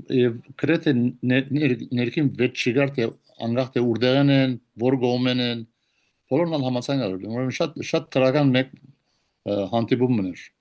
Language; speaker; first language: Armenian; early bilingual, heritage; Armenian